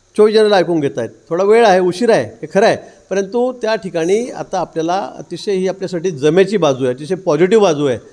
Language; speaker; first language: Marathi; native; Marathi